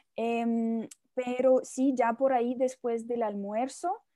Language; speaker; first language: Spanish; non-native, fluent; Russian